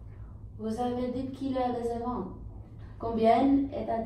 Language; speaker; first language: French; non-native, learner; English